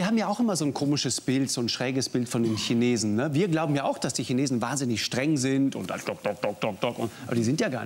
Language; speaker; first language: German; native; German